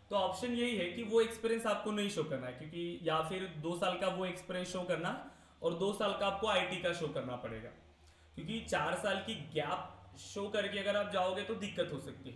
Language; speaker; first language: Hindi; native; Hindi